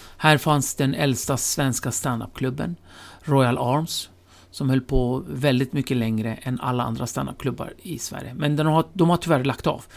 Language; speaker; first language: Swedish; early bilingual, other home language; Kurdish